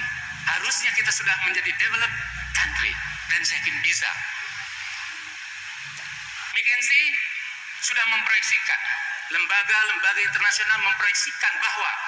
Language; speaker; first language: Indonesian; non-native, local second language; Sundanese